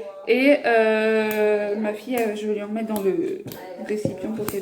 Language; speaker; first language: French; native; French